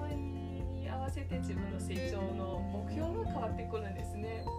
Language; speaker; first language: Japanese; non-native, fluent; Chinese